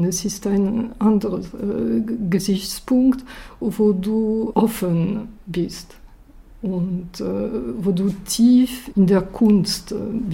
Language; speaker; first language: German; non-native, fluent; French